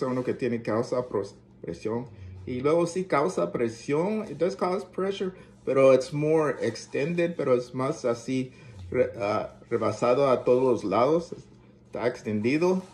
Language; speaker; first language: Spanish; early bilingual, heritage; Spanish